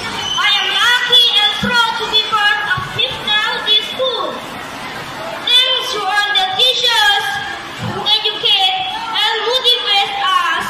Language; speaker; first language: English; non-native, learner; Thai